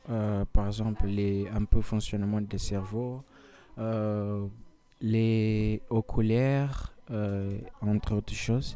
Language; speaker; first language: French; non-native, learner; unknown